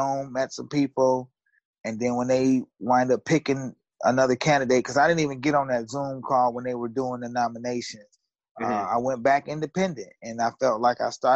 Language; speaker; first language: English; native; English